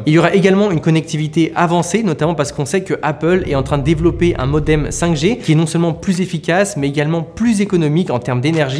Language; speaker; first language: French; native; French